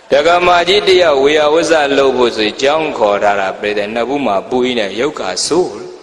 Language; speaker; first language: Burmese; native; Burmese